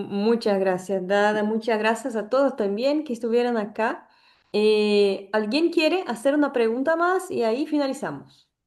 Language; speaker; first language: Spanish; non-native, fluent; Portuguese